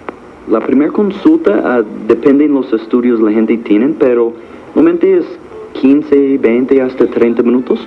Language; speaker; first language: Spanish; non-native, fluent; English